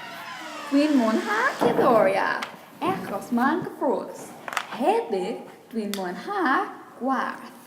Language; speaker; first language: Welsh; non-native, local second language; English